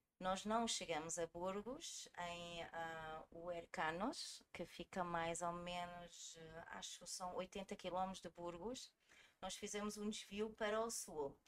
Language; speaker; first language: Portuguese; early bilingual, heritage; Portuguese